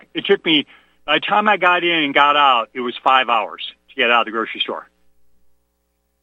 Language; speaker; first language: English; native; English